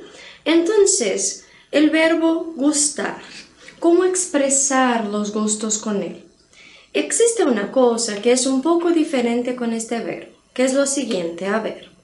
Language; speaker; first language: Spanish; non-native, fluent; Portuguese